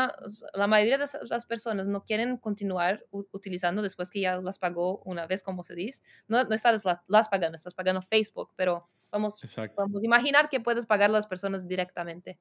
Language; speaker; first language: Spanish; non-native, fluent; Portuguese